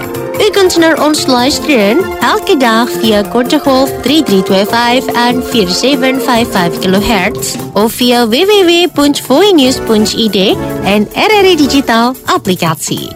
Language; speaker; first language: Dutch; non-native, fluent; Indonesian